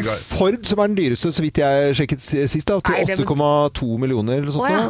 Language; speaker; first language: Norwegian; native; Norwegian